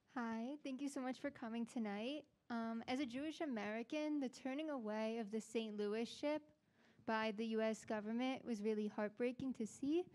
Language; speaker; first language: English; native; English